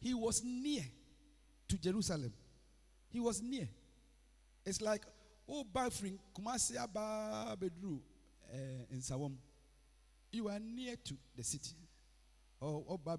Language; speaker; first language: English; non-native, local second language; Akan